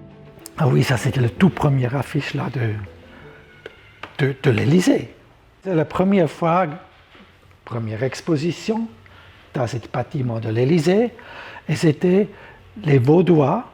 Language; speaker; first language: French; non-native, local second language; German